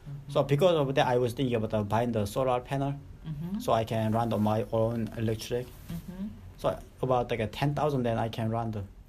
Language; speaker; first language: English; non-native, learner; Korean